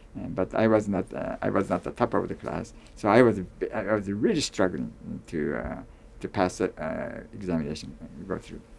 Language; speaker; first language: English; non-native, fluent; Japanese